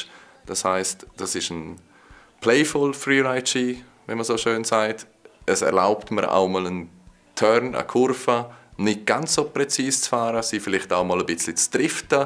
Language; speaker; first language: German; native; German